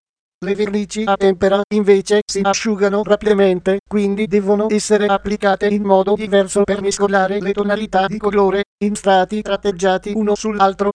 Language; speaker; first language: Italian; native; Italian